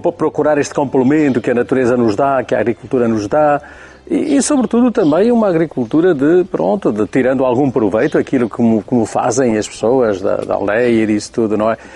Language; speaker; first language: Portuguese; native; Portuguese